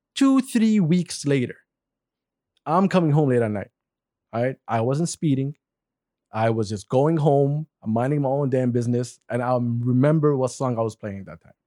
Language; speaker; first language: English; non-native, fluent; Arabic